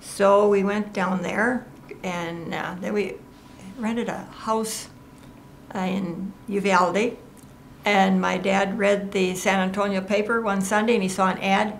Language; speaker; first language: English; native; English